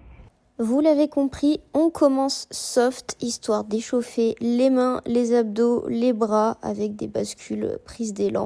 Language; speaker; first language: French; native; French